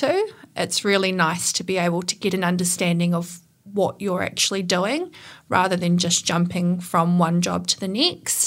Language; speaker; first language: English; native; English